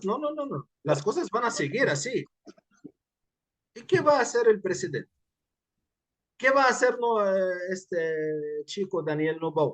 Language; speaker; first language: Spanish; non-native, fluent; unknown